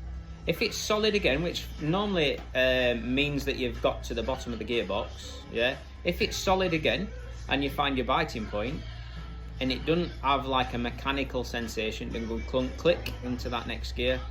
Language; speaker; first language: English; native; English